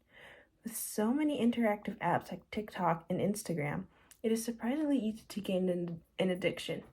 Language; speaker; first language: English; native; English